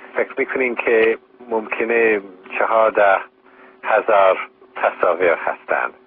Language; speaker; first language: Persian; non-native, fluent; English